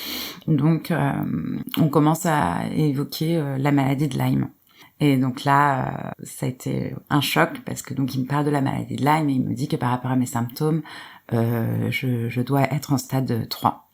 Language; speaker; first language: French; native; French